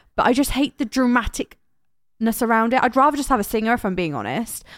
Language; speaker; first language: English; native; English